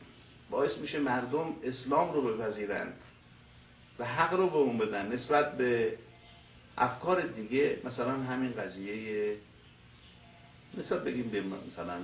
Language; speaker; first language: Persian; native; Persian